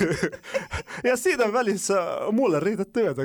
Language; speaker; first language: Finnish; non-native, fluent; Arabic